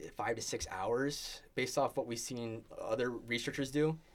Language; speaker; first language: English; native; English